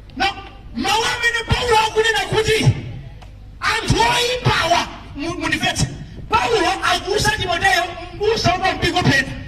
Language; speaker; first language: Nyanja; native; Nyanja